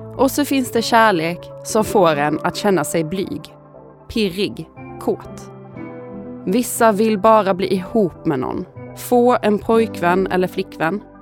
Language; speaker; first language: Swedish; native; Swedish